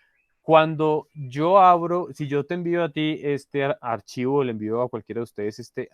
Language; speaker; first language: Spanish; native; Spanish